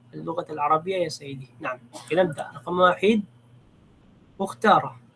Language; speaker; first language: Arabic; non-native, fluent; Filipino